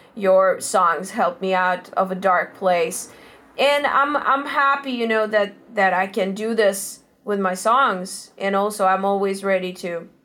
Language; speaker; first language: English; non-native, fluent; Russian